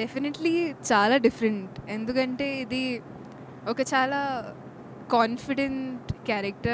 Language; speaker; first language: Telugu; non-native, fluent; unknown